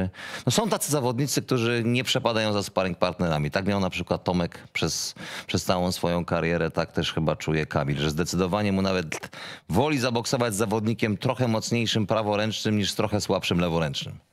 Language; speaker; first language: Polish; native; Polish